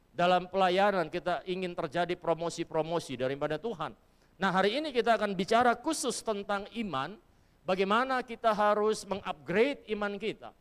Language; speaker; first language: Indonesian; native; Indonesian